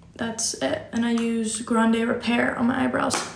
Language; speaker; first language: English; native; English